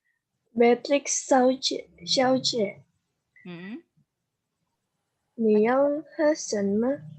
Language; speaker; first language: Chinese; non-native, learner; Indonesian